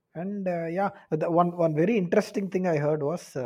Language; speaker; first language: English; non-native, local second language; Tamil